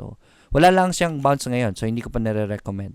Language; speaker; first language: Filipino; native; Filipino